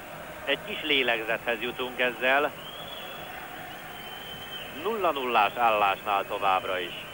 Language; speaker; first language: Hungarian; native; Hungarian